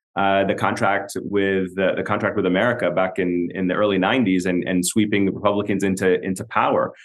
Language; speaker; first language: English; non-native, fluent; Arabic